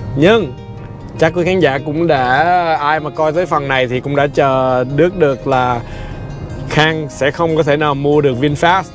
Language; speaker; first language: Vietnamese; early bilingual, heritage; Vietnamese